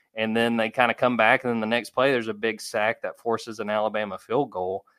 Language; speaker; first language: English; native; English